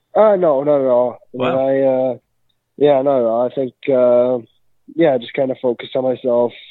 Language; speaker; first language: English; native; English